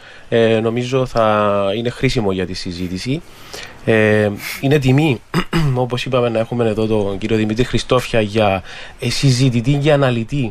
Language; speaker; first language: Greek; native; Greek